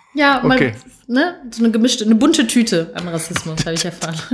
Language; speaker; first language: German; early bilingual, other home language; Kinyarwanda